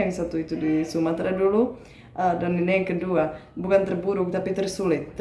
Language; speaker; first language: Indonesian; non-native, fluent; Czech